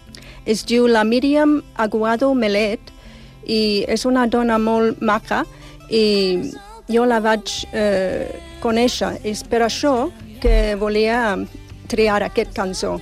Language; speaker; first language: Catalan; non-native, fluent; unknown